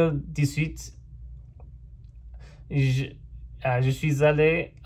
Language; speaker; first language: French; non-native, fluent; English